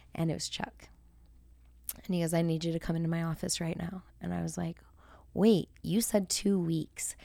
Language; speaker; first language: English; native; English